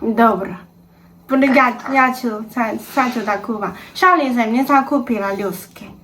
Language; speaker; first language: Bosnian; non-native, learner; Chinese